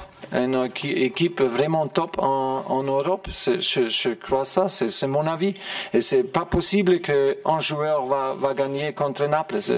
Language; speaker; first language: French; non-native, fluent; German